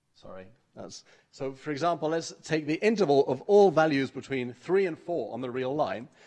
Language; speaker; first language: English; native; English